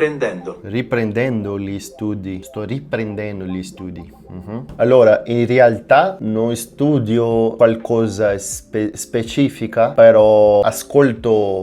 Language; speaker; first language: Italian; non-native, fluent; Portuguese